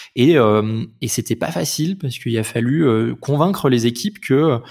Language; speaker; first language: French; native; French